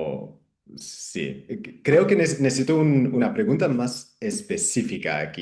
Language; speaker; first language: Spanish; non-native, fluent; English